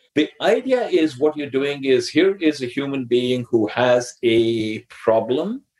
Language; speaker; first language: English; non-native, local second language; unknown